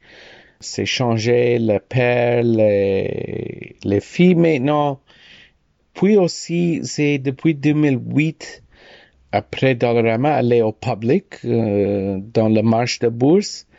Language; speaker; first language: French; non-native, learner; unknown